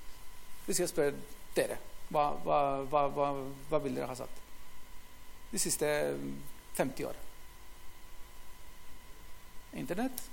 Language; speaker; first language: Norwegian; non-native, fluent; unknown